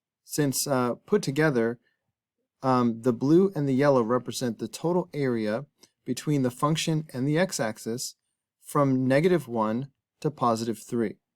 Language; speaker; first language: English; native; English